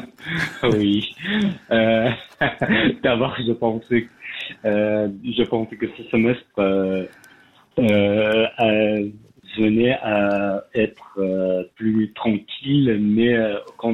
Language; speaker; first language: French; non-native, learner; Persian